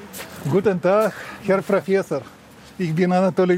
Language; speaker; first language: German; non-native, learner; Russian